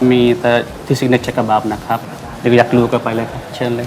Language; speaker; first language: Thai; non-native, learner; Hindi